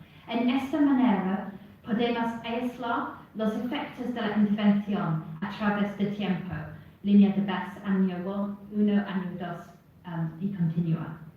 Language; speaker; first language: Spanish; non-native, fluent; English